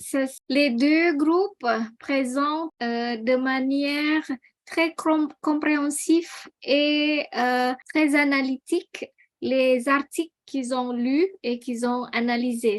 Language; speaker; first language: French; non-native, fluent; Indonesian